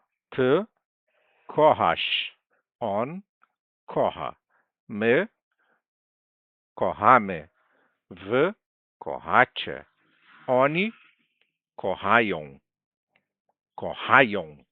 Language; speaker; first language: Polish; non-native, fluent; Portuguese